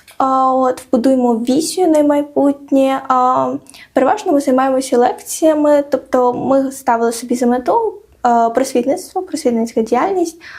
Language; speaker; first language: Ukrainian; non-native, local second language; Crimean Tatar